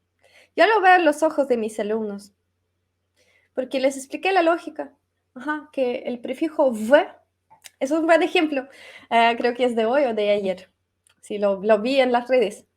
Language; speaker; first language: Spanish; non-native, fluent; Russian